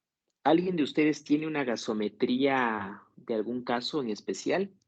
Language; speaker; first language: Spanish; native; Spanish